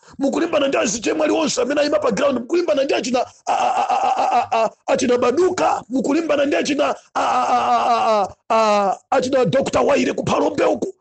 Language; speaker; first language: Nyanja; non-native, local second language; Tumbuka